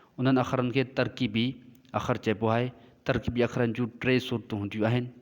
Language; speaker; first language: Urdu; non-native, local second language; Sindhi